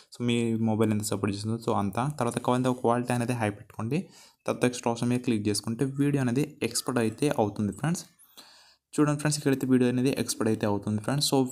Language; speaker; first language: Telugu; non-native, local second language; Gondi